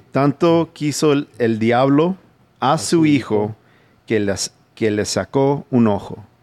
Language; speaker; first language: Spanish; early bilingual, heritage; Spanish